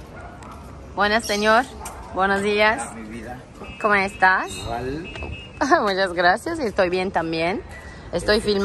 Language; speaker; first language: Spanish; non-native, learner; Turkish